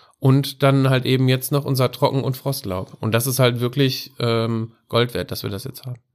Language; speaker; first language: German; native; German